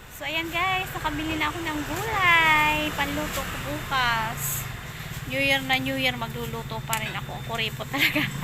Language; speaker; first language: Filipino; native; Filipino